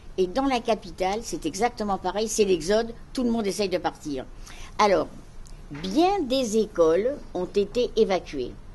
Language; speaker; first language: French; native; French